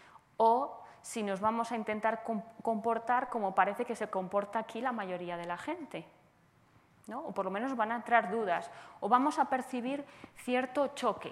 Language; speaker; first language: Spanish; native; Spanish